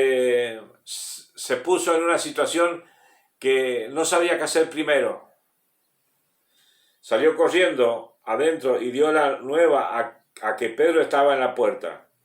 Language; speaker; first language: Spanish; native; Spanish